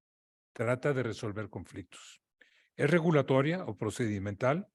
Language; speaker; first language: Spanish; native; Spanish